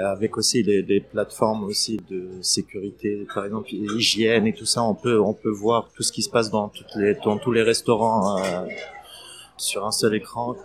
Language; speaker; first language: French; non-native, fluent; Arabic